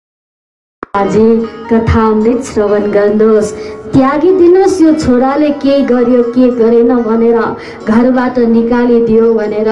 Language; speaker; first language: Nepali; native; Nepali